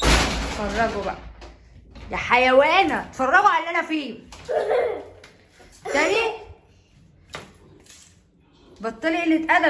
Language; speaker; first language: Arabic; native; Arabic